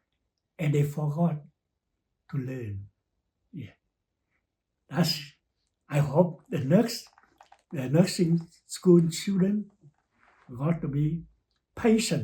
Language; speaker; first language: English; non-native, learner; Chinese